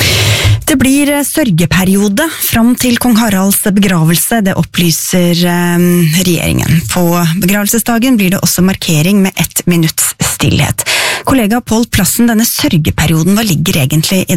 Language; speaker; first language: Norwegian; native; Norwegian